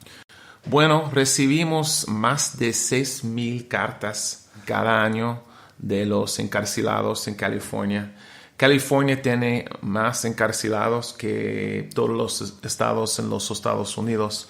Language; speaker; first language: Spanish; non-native, learner; English